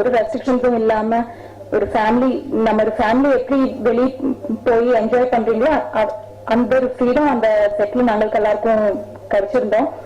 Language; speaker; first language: Tamil; non-native, fluent; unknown